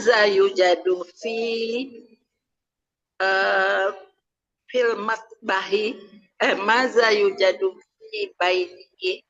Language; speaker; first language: Arabic; non-native, learner; Indonesian